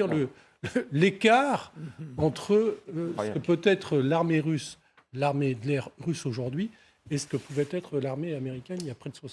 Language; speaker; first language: French; native; French